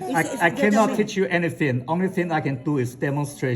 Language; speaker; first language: English; non-native, fluent; Chinese